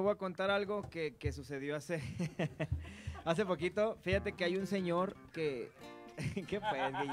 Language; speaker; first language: Spanish; native; Spanish